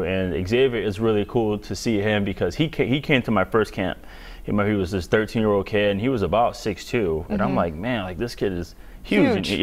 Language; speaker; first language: English; native; English